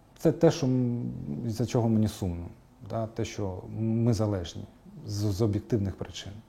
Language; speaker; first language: Ukrainian; non-native, local second language; Crimean Tatar